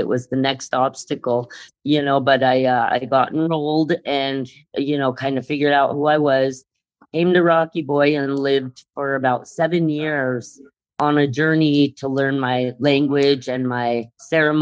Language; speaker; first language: English; native; English